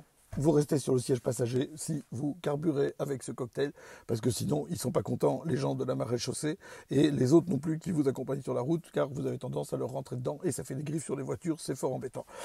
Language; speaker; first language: French; native; French